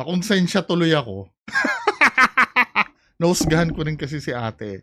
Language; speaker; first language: Filipino; native; Filipino